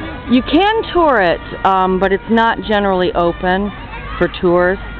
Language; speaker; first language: English; native; English